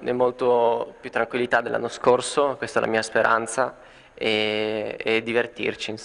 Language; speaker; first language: Italian; native; Italian